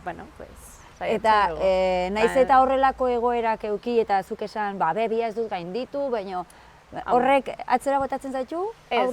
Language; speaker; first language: Basque; native; Basque